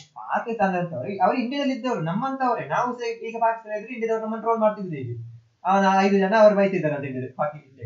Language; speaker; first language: Kannada; non-native, local second language; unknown